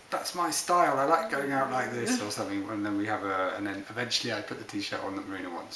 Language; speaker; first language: English; native; English